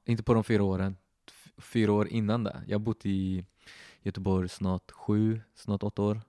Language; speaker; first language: Swedish; native; Swedish